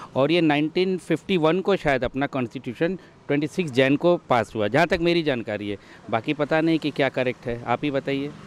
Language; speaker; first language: Hindi; native; Hindi